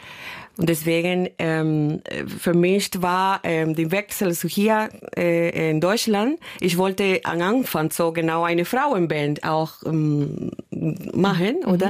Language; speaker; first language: German; non-native, fluent; Spanish